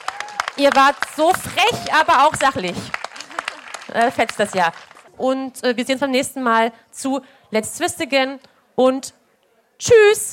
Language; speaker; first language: German; native; German